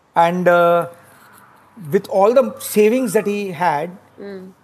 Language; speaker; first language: English; non-native, local second language; Tamil